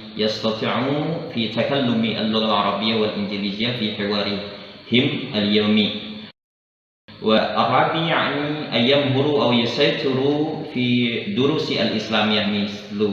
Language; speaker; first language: Arabic; non-native, fluent; Indonesian